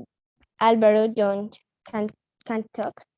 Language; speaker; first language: English; non-native, learner; Spanish